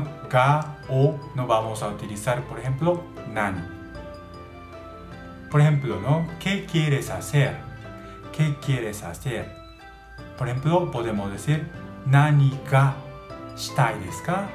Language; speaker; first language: Spanish; non-native, learner; Japanese